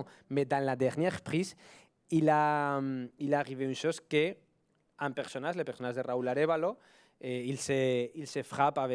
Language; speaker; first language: French; non-native, fluent; Spanish